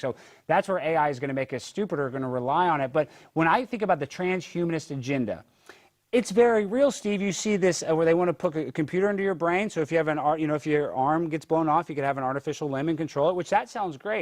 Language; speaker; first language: English; native; English